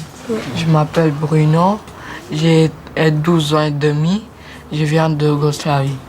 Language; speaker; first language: French; non-native, learner; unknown